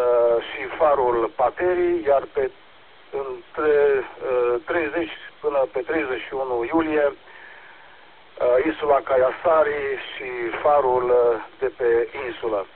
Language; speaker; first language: Romanian; native; Romanian